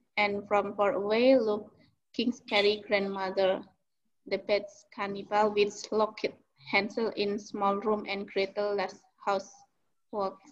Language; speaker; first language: English; non-native, learner; Indonesian